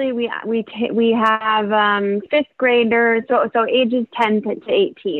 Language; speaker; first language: English; native; English